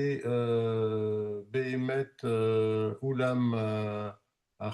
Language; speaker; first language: Hebrew; non-native, learner; French